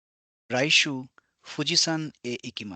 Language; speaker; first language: Japanese; non-native, fluent; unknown